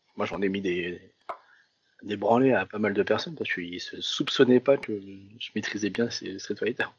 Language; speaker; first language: French; early bilingual, other home language; Vietnamese